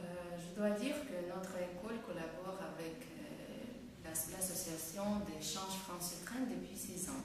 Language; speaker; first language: French; non-native, fluent; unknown